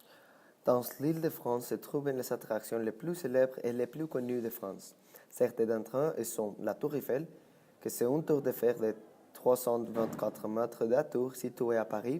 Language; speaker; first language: French; non-native, learner; Spanish